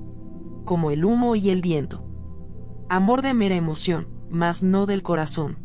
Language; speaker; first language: Spanish; native; Spanish